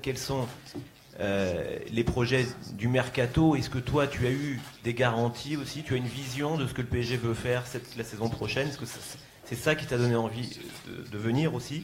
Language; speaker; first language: French; native; French